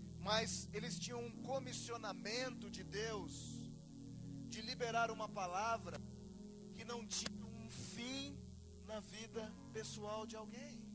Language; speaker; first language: Portuguese; native; Portuguese